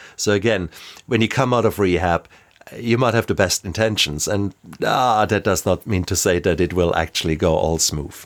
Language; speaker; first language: English; non-native, fluent; German